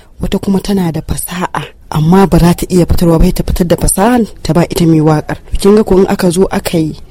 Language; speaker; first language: Hausa; non-native, local second language; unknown